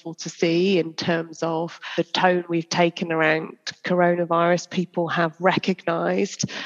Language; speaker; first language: English; native; English